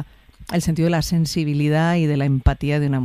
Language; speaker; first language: Spanish; native; Spanish